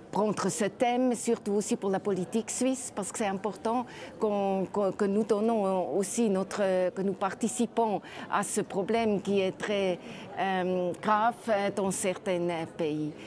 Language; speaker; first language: French; non-native, local second language; German